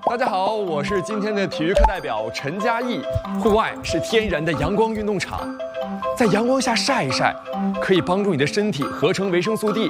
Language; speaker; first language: Chinese; native; Chinese